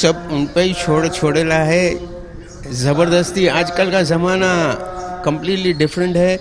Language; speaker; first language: Hindi; non-native, local second language; Sindhi